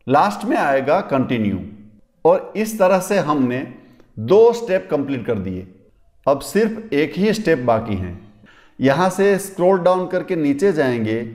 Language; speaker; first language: Hindi; non-native, local second language; Gujarati